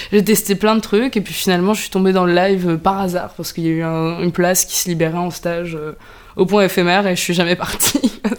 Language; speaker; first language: French; non-native, local second language; Arabic